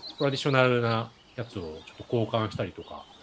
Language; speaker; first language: Japanese; native; Japanese